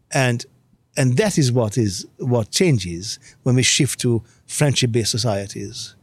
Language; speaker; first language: English; non-native, fluent; Hungarian